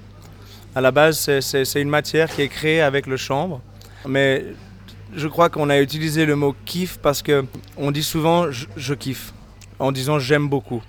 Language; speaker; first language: French; native; French